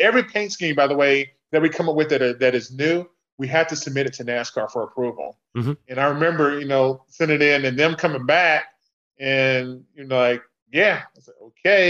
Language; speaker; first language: English; native; English